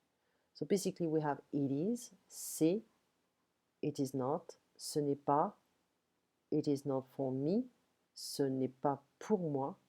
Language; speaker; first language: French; non-native, fluent; English